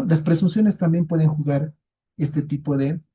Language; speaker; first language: Spanish; native; Spanish